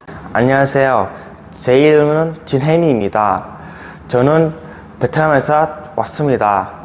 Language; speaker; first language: Korean; non-native, learner; Vietnamese